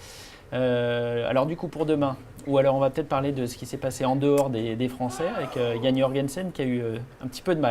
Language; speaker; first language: French; native; French